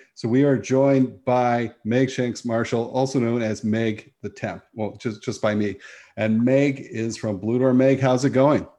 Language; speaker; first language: English; native; English